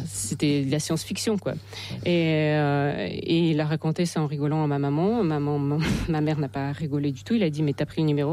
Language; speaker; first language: French; non-native, fluent; Ukrainian